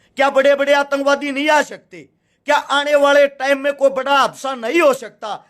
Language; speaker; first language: Hindi; native; Hindi